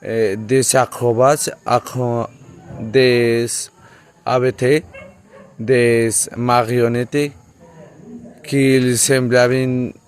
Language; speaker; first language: French; non-native, learner; Spanish